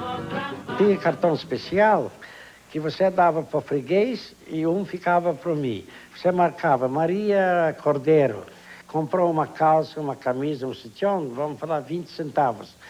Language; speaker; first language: Portuguese; non-native, fluent; Polish